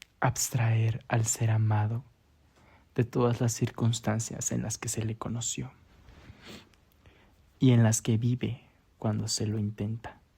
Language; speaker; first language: Spanish; native; Spanish